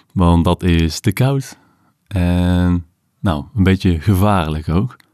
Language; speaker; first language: Dutch; native; Dutch